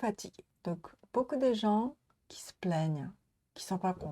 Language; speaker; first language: French; non-native, learner; Japanese